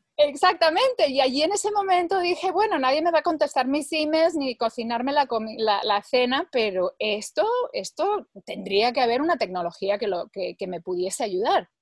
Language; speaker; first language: Spanish; early bilingual, other home language; English